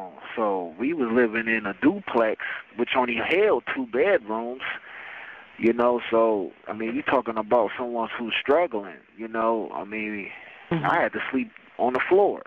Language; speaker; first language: English; native; English